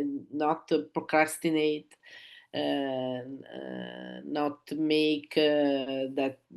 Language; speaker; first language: English; non-native, learner; Italian